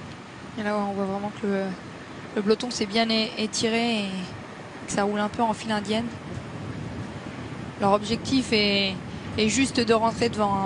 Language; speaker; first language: French; native; French